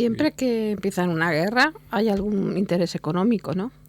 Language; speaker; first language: Spanish; native; Spanish